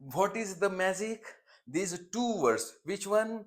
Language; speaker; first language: English; non-native, local second language; Marathi